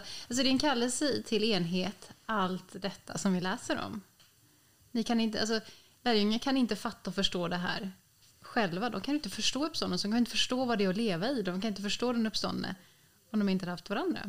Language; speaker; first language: Swedish; native; Swedish